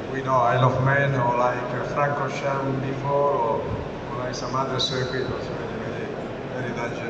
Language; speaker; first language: English; non-native, learner; Italian